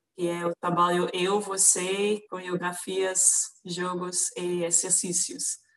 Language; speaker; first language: Portuguese; non-native, fluent; Dutch